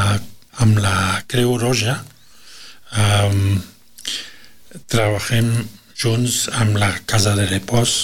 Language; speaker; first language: Catalan; non-native, learner; French